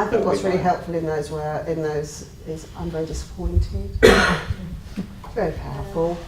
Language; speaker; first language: English; native; English